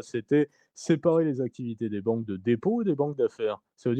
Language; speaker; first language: French; native; French